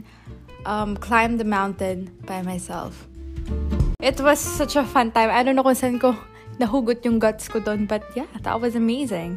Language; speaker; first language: English; non-native, local second language; Bikol